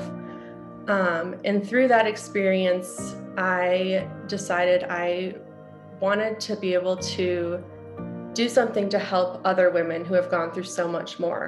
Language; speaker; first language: English; native; English